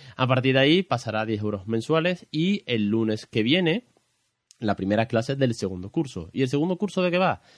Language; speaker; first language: Spanish; native; Spanish